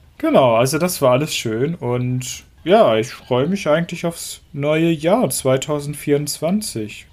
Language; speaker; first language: German; native; German